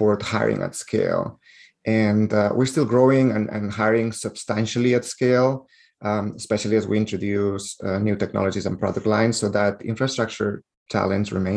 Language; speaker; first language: English; non-native, fluent; Spanish